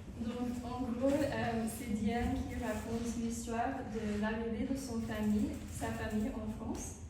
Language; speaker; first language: French; non-native, fluent; English